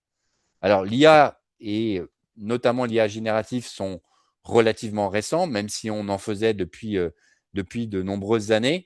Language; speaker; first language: French; native; French